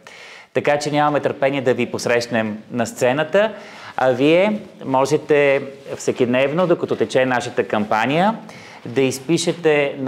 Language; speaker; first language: Bulgarian; native; Bulgarian